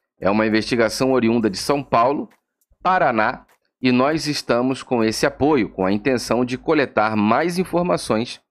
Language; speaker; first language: Portuguese; native; Portuguese